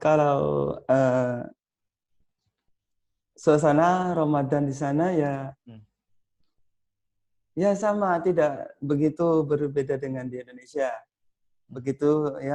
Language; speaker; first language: Indonesian; non-native, fluent; Thai